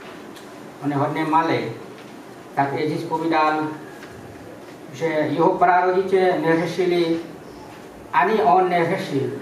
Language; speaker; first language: Czech; non-native, fluent; Ukrainian